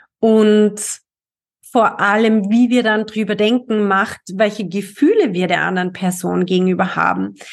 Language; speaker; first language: German; native; German